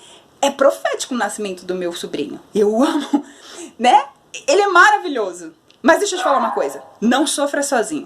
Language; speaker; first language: Portuguese; native; Portuguese